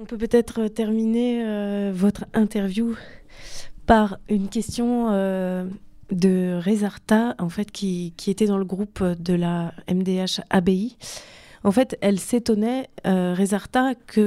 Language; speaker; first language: French; native; French